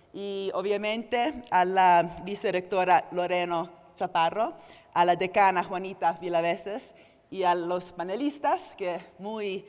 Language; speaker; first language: Spanish; non-native, fluent; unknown